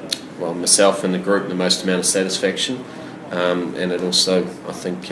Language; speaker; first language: English; native; English